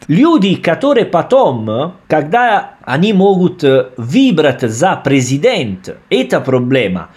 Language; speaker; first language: Russian; non-native, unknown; Italian